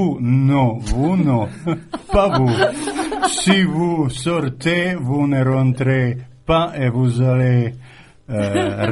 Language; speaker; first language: French; non-native, fluent; Croatian